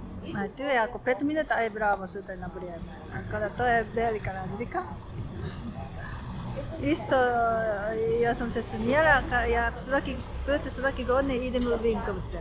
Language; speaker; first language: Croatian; non-native, learner; Japanese